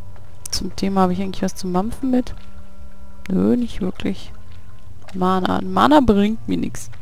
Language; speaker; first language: German; native; German